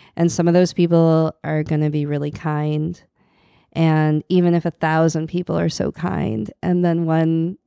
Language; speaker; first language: English; native; English